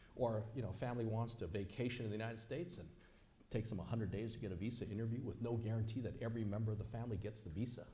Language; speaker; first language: English; native; English